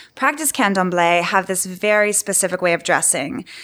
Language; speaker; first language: English; native; English